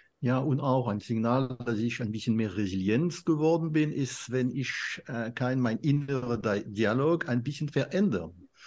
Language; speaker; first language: German; non-native, learner; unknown